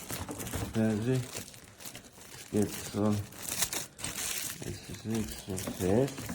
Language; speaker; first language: German; non-native, learner; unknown